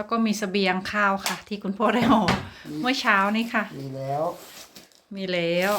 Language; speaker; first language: Thai; native; Thai